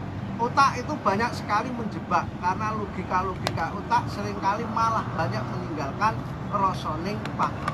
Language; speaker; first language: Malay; non-native, local second language; Javanese